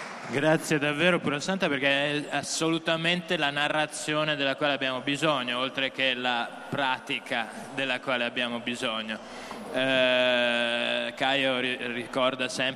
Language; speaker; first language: Italian; native; Italian